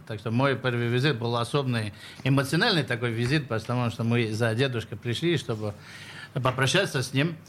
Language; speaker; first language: Russian; early bilingual, heritage; Russian